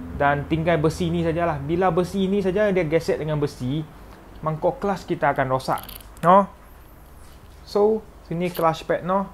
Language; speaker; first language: Malay; non-native, local second language; Chinese